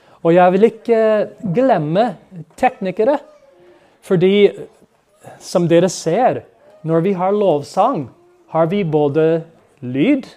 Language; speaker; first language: Norwegian; non-native, fluent; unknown